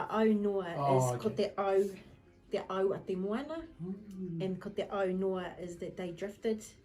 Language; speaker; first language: Māori; non-native, local second language; English